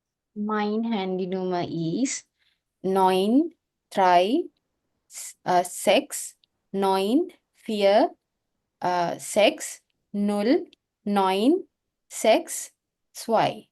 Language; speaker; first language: German; non-native, learner; Sinhala